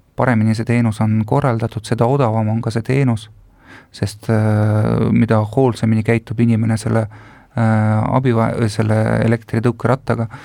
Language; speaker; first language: Estonian; non-native, local second language; Russian